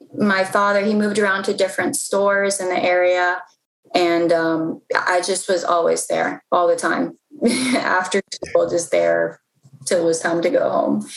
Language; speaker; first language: English; native; English